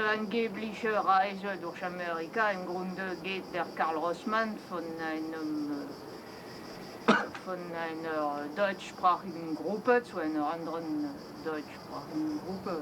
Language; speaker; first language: German; non-native, fluent; French